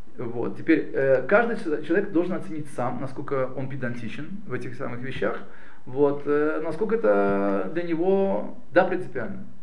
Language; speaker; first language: Russian; early bilingual, heritage; Russian